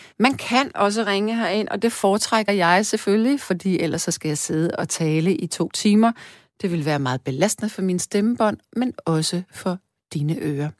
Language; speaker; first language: Danish; native; Danish